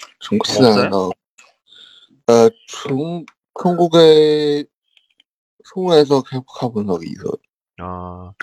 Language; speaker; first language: Korean; non-native, learner; Chinese